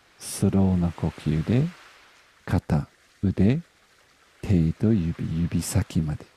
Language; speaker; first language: Japanese; non-native, fluent; English